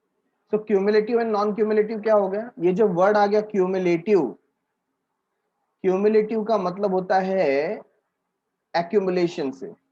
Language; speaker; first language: Hindi; native; Hindi